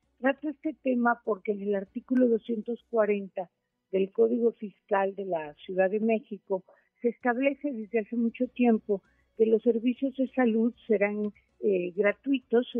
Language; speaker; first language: Spanish; native; Spanish